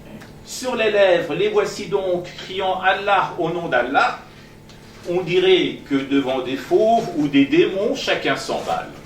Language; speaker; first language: French; non-native, fluent; Persian